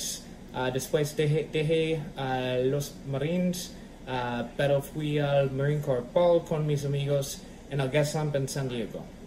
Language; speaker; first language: Spanish; non-native, learner; English